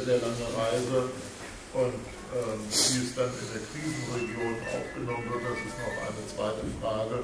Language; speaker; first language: German; native; German